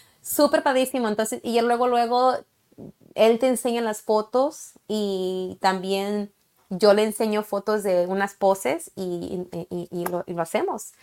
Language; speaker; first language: Spanish; early bilingual, heritage; Spanish